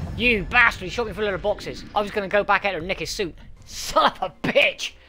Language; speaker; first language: English; native; English